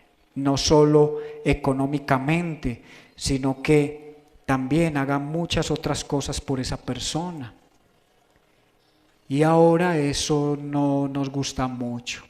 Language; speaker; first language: Spanish; native; Spanish